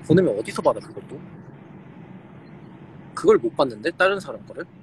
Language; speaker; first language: Korean; native; Korean